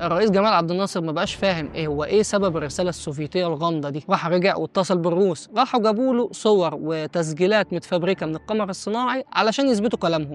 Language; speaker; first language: Arabic; native; Arabic